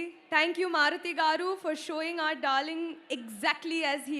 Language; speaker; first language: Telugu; non-native, learner; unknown